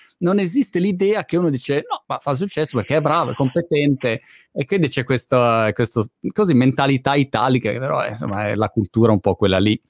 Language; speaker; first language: Italian; native; Italian